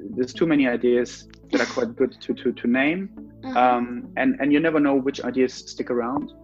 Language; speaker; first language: English; non-native, fluent; German